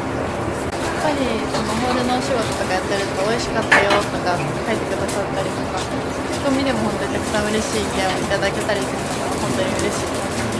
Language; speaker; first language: Japanese; native; Japanese